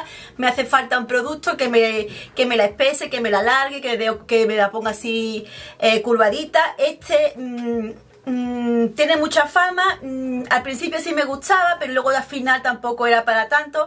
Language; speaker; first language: Spanish; native; Spanish